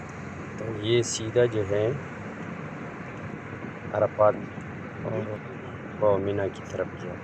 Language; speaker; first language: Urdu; non-native, local second language; Pashto